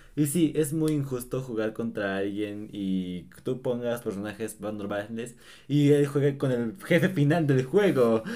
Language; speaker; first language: Spanish; native; Spanish